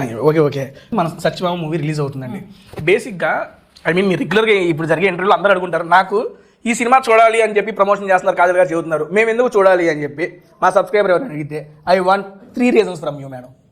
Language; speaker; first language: Telugu; native; Telugu